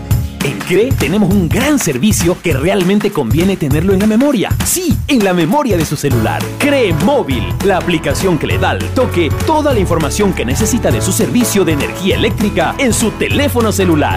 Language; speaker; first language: Spanish; native; Spanish